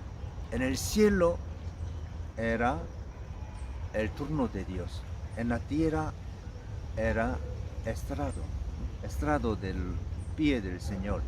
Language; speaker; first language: Spanish; non-native, learner; Korean